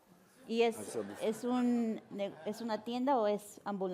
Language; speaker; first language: Spanish; early bilingual, heritage; Spanish